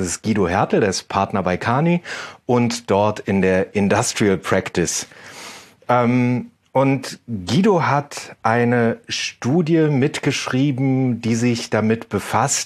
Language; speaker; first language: German; native; German